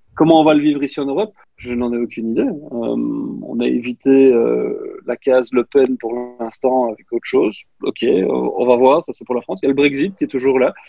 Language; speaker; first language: French; native; French